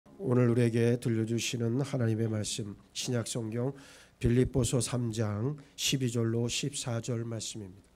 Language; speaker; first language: Korean; native; Korean